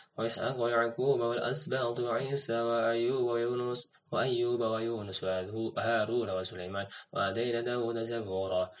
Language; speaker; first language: Arabic; non-native, learner; Indonesian